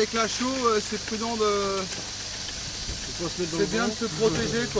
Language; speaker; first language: French; native; French